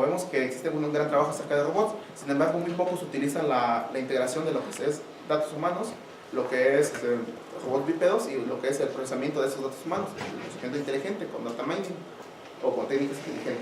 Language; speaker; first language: Spanish; native; Spanish